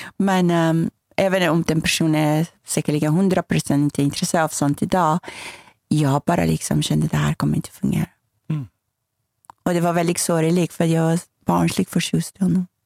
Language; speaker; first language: Swedish; non-native, fluent; Persian